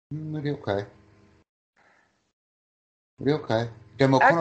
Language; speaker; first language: Japanese; non-native, learner; English